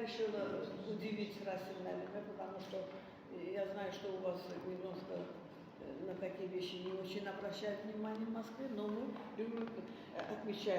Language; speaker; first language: Russian; non-native, local second language; Azerbaijani